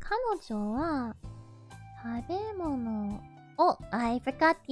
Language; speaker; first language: Japanese; non-native, learner; English